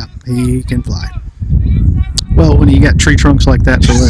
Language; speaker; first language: English; native; English